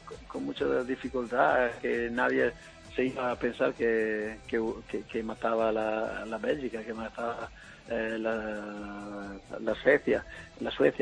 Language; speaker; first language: Spanish; non-native, fluent; Italian